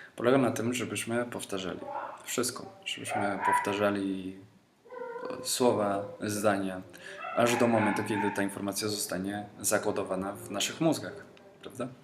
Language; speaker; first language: Polish; non-native, fluent; Spanish